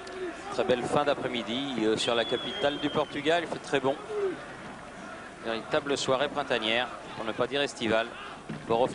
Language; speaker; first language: French; native; French